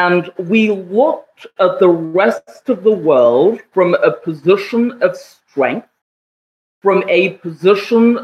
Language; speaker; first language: English; non-native, local second language; Kashmiri